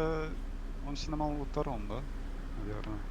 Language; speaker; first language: Russian; non-native, learner; English